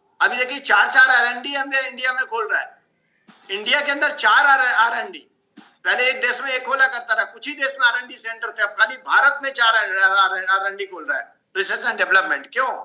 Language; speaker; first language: Hindi; native; Hindi